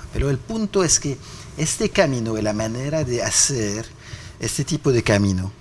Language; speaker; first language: Spanish; non-native, fluent; French